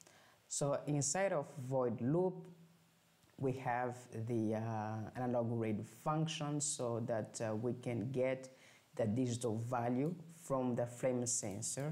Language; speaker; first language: English; non-native, fluent; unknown